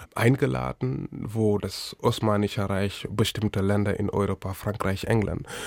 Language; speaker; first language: German; non-native, fluent; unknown